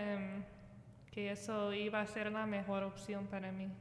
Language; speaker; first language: Spanish; early bilingual, heritage; Spanish